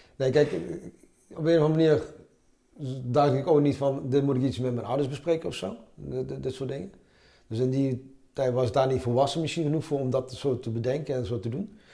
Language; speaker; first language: Dutch; early bilingual, other home language; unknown